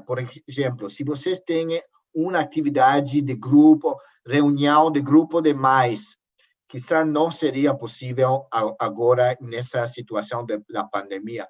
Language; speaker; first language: Portuguese; non-native, learner; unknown